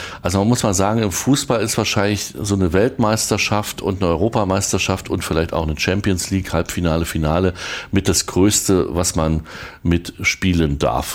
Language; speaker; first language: German; native; German